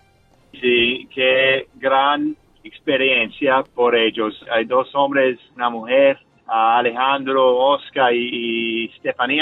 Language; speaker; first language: Spanish; non-native, learner; English